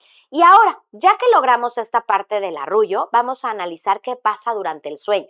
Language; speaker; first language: Spanish; native; Spanish